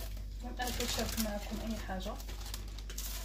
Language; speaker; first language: Arabic; native; Arabic